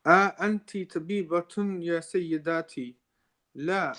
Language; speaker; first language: Arabic; non-native, learner; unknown